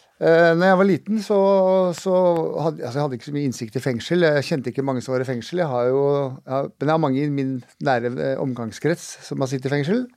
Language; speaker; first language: Norwegian; native; Norwegian